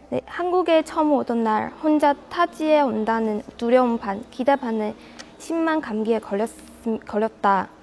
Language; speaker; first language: Korean; non-native, fluent; Chinese